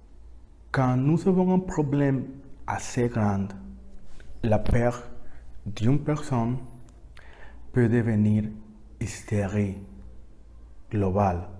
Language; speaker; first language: French; non-native, learner; Spanish